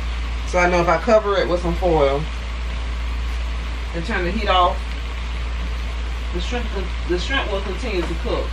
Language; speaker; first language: English; native; English